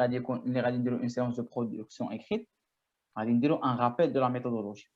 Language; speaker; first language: French; non-native, fluent; Arabic